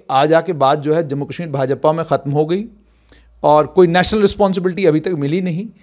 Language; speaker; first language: Hindi; non-native, local second language; Dogri